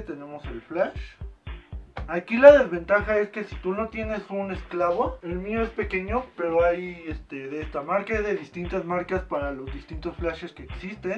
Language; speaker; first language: Spanish; native; Spanish